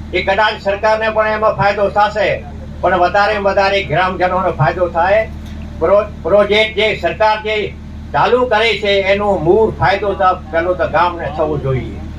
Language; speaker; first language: Gujarati; non-native, local second language; Kachhi